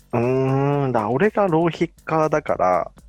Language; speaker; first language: Japanese; native; Japanese